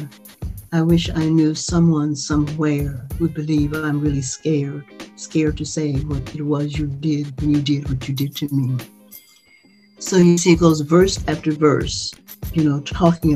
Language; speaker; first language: English; native; English